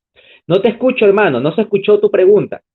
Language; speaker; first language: Spanish; native; Spanish